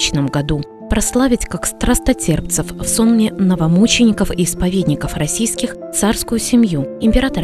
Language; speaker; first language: Russian; native; Russian